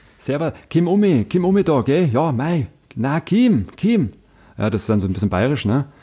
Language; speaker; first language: German; native; German